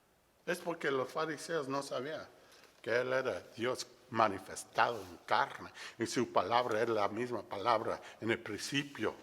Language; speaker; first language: Spanish; non-native, fluent; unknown